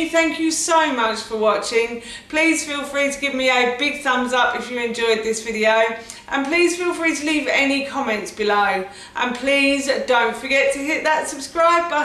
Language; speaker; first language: English; native; English